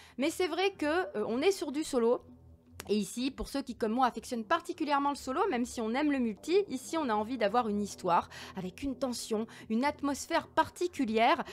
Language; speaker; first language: French; native; French